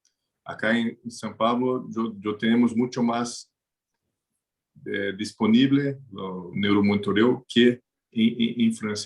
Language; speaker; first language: Spanish; non-native, learner; Portuguese